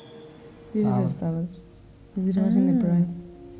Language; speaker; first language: English; non-native, learner; Spanish